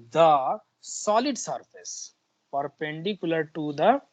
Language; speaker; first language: English; non-native, local second language; Nepali